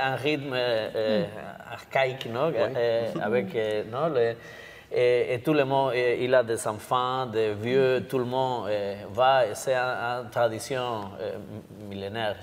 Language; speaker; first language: French; non-native, learner; Basque